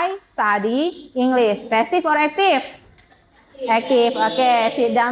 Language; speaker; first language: English; non-native, learner; Indonesian